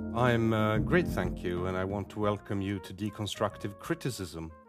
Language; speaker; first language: English; non-native, fluent; Swedish